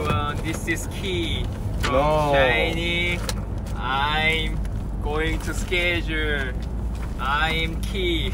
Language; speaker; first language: English; non-native, learner; Korean